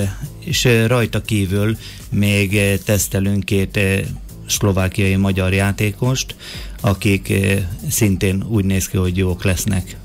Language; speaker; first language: Hungarian; native; Hungarian